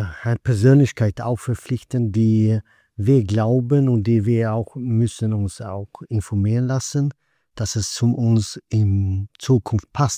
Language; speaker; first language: German; non-native, fluent; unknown